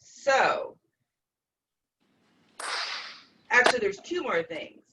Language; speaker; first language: English; native; English